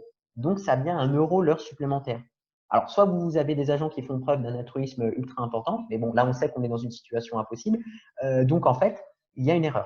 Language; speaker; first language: French; native; French